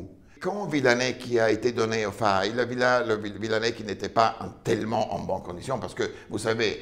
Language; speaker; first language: French; non-native, fluent; Italian